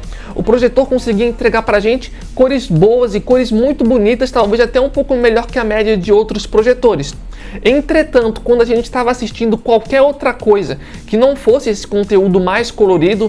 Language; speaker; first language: Portuguese; native; Portuguese